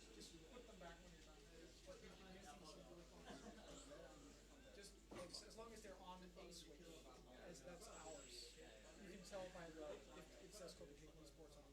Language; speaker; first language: English; non-native, fluent; Danish